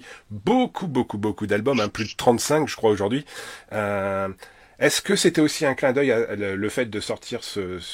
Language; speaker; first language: French; native; French